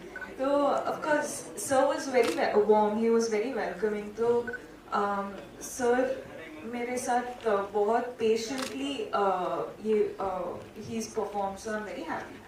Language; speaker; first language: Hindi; non-native, local second language; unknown